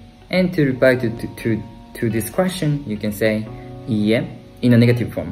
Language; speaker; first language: English; non-native, fluent; Japanese